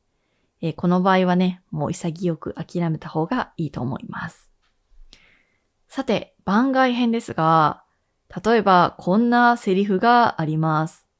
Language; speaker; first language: Japanese; native; Japanese